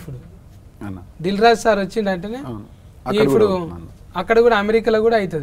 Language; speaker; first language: Telugu; native; Telugu